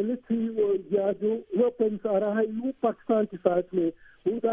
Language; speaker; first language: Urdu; non-native, learner; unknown